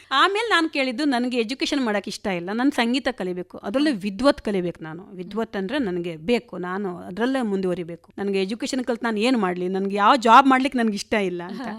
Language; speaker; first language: Kannada; non-native, local second language; Konkani